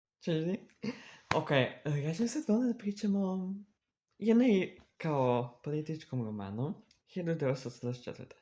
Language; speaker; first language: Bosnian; early bilingual, heritage; Serbian